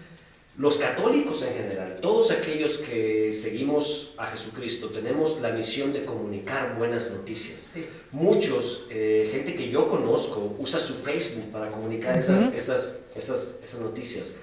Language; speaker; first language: Spanish; native; Spanish